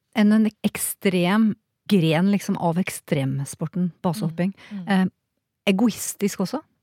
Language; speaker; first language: Norwegian; native; Norwegian